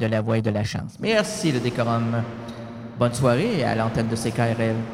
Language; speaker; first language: French; native; French